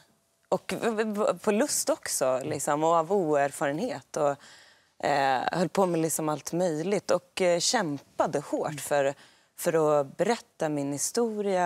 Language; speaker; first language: Swedish; native; Swedish